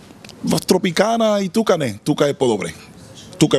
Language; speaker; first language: Bulgarian; non-native, learner; Spanish